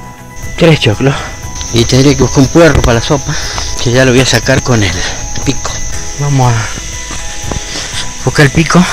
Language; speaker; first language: Spanish; native; Spanish